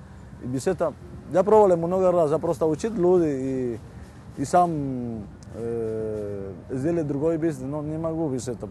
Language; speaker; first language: Russian; non-native, learner; Spanish